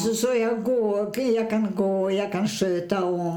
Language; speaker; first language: Swedish; non-native, fluent; Polish